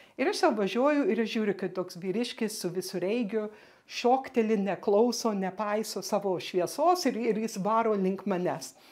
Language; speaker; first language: Lithuanian; early bilingual, heritage; Lithuanian